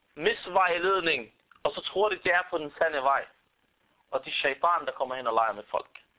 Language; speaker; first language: Danish; non-native, fluent; Arabic